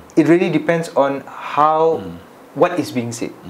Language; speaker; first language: English; non-native, local second language; Malay